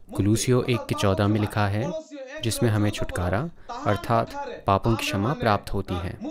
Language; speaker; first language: Hindi; non-native, local second language; Odia